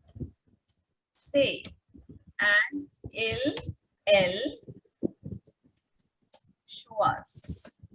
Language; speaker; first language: French; non-native, fluent; Hindi